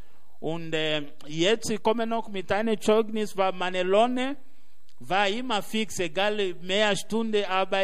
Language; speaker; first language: German; non-native, learner; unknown